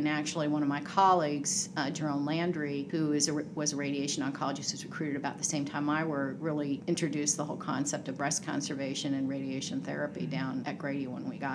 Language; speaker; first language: English; native; English